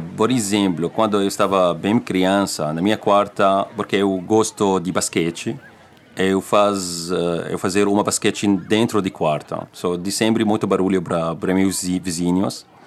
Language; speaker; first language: Portuguese; non-native, learner; Arabic